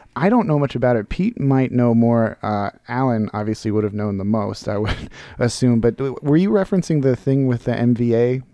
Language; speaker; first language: English; native; English